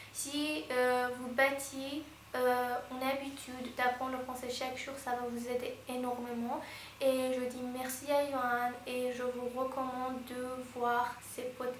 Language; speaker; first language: French; non-native, fluent; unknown